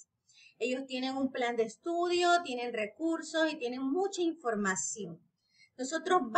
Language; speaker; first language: Spanish; native; Spanish